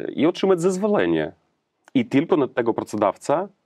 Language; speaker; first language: Polish; non-native, learner; Ukrainian